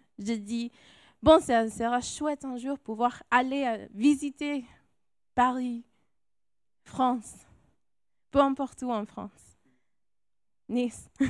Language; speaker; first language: French; non-native, fluent; English